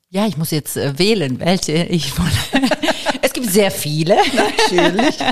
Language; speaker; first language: German; non-native, fluent; Italian